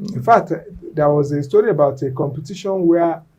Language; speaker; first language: English; non-native, local second language; Yoruba